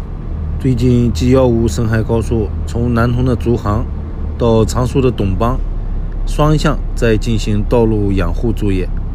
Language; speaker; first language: Chinese; native; Chinese